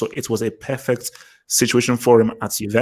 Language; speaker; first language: English; native; English